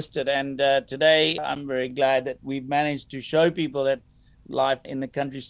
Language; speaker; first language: English; native; English